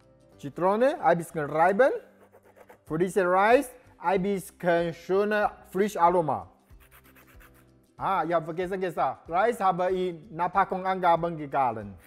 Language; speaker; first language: German; non-native, learner; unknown